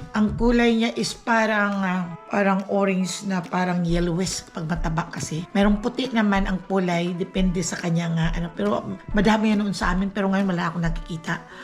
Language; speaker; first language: Filipino; non-native, local second language; Cebuano